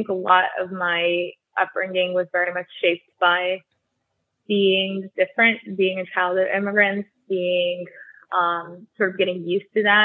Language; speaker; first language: English; early bilingual, other home language; Russian